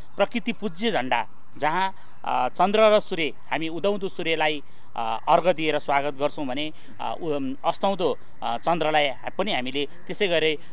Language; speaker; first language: Nepali; native; Nepali